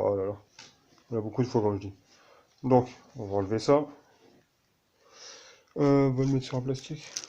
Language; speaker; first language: French; native; French